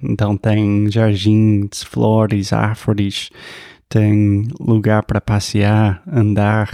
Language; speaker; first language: Portuguese; non-native, fluent; English